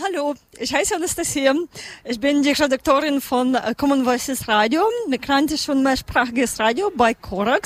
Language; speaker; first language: German; non-native, learner; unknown